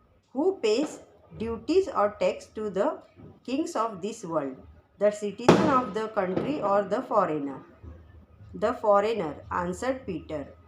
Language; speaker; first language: English; non-native, local second language; Hindi